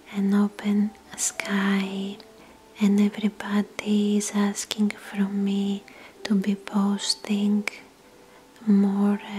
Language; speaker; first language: English; non-native, fluent; Greek